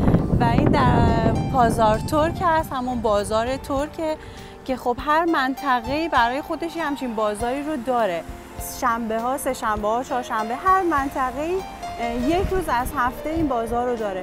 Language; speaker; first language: Persian; native; Persian